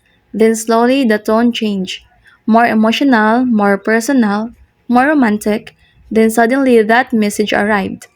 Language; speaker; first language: English; non-native, local second language; Filipino